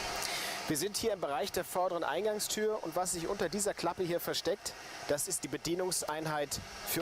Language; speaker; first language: German; native; German